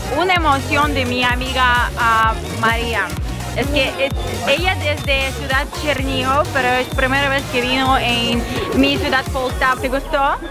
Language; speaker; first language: Spanish; non-native, fluent; Russian